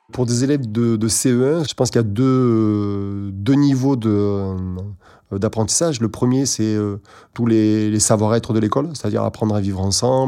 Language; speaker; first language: French; native; French